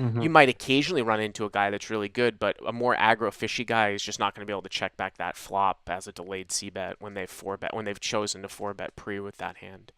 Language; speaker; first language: English; native; English